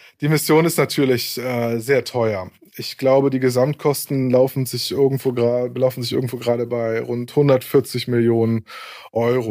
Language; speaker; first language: German; native; German